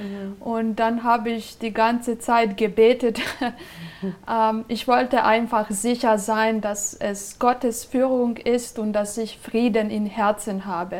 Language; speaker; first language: German; non-native, fluent; Serbian